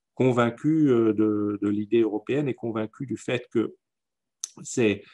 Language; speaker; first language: French; non-native, fluent; German